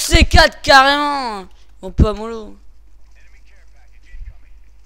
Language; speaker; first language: French; native; French